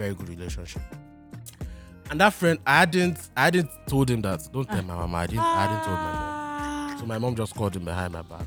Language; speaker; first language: English; non-native, local second language; Yoruba